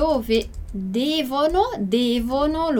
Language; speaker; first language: Italian; non-native, fluent; Portuguese